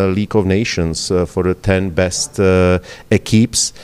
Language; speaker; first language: English; non-native, fluent; Czech